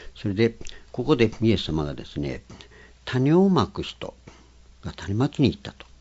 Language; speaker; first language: Japanese; native; Japanese